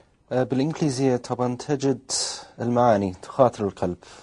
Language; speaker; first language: Arabic; non-native, fluent; English